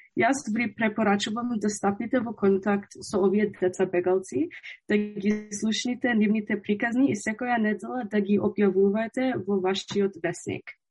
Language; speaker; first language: Macedonian; early bilingual, heritage; Macedonian